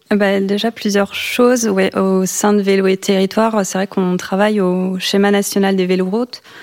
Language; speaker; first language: French; native; French